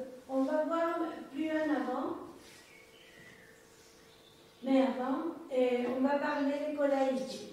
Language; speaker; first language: French; non-native, fluent; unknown